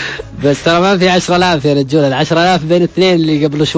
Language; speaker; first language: Arabic; native; Arabic